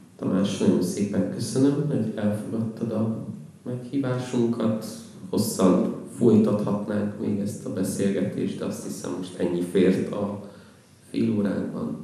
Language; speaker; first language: Hungarian; native; Hungarian